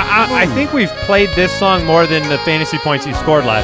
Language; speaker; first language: English; native; English